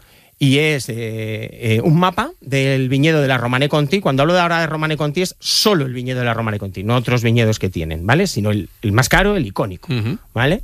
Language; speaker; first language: Spanish; native; Spanish